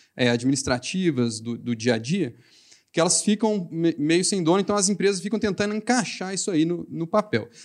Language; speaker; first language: Portuguese; native; Portuguese